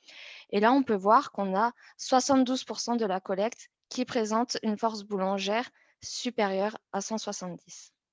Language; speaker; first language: French; native; French